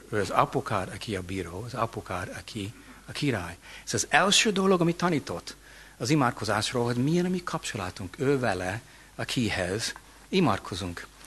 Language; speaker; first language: Hungarian; non-native, fluent; English